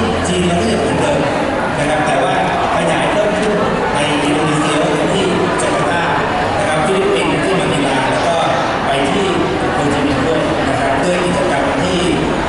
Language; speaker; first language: Thai; native; Thai